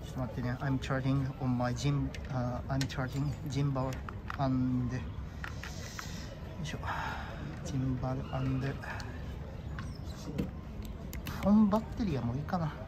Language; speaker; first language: English; non-native, learner; Japanese